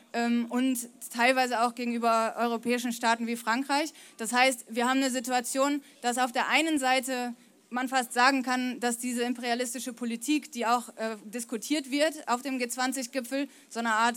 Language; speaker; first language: German; native; German